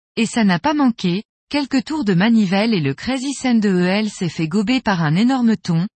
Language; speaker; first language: French; native; French